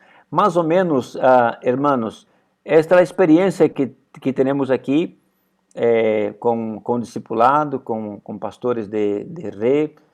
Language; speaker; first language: Spanish; non-native, fluent; Portuguese